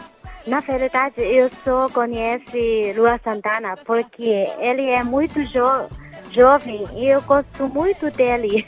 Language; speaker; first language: Portuguese; non-native, fluent; Chinese